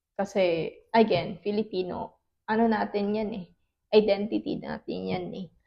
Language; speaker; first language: Filipino; non-native, local second language; Chavacano